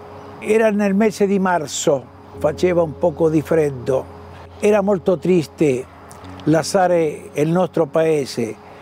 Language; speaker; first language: Italian; early bilingual, heritage; Italian